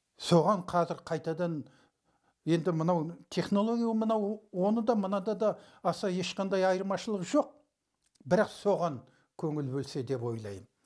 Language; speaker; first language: Kazakh; early bilingual, heritage; Kazakh